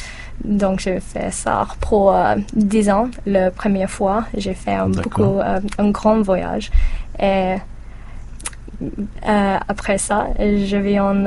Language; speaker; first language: French; non-native, learner; English